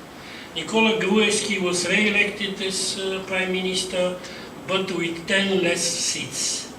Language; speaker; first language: English; non-native, fluent; Bulgarian